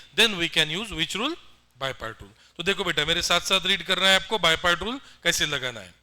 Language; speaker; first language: Hindi; non-native, local second language; Marathi